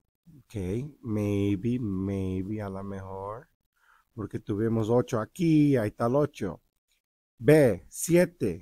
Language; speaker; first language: Spanish; early bilingual, heritage; Spanish